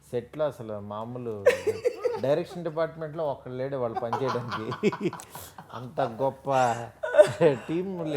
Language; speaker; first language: Telugu; native; Telugu